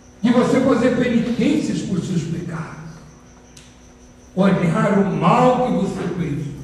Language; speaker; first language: Portuguese; native; Portuguese